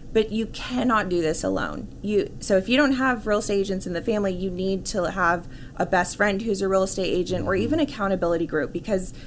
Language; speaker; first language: English; native; English